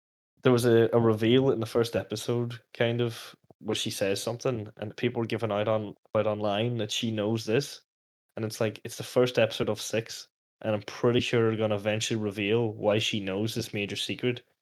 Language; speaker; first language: English; native; English